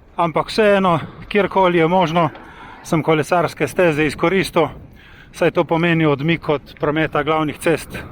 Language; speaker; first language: Slovenian; native; Slovenian